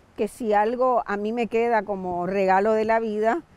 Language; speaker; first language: Spanish; native; Spanish